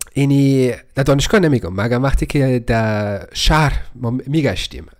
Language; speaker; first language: Persian; early bilingual, heritage; Persian